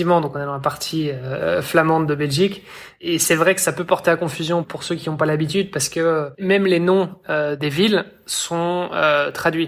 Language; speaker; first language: French; native; French